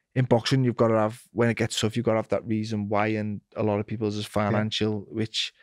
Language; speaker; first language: English; native; English